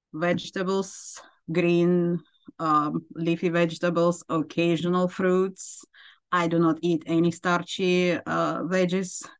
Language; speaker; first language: English; non-native, fluent; Ukrainian